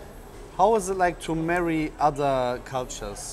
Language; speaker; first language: English; non-native, learner; German